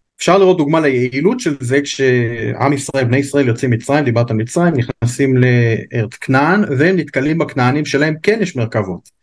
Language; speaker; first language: Hebrew; native; Hebrew